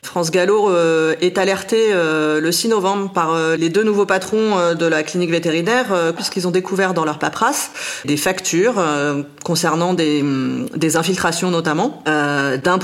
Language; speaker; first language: French; native; French